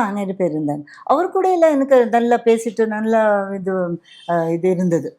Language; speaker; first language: Tamil; non-native, fluent; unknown